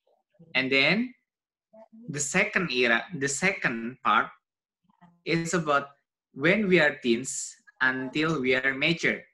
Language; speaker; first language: English; non-native, learner; Indonesian